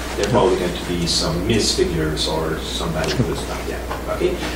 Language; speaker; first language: English; non-native, fluent; Spanish